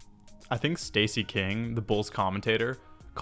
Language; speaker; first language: English; native; English